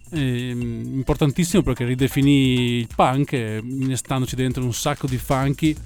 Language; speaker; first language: Italian; native; Italian